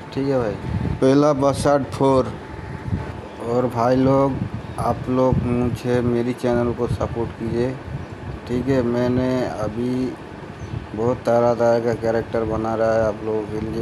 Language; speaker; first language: Hindi; non-native, local second language; Bangla